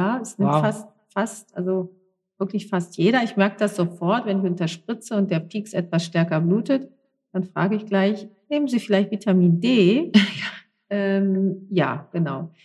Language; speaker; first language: German; native; German